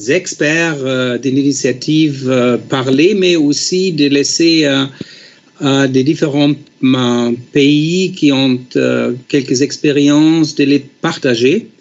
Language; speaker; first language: French; non-native, fluent; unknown